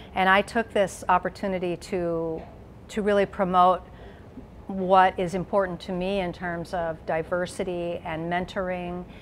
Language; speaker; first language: English; native; English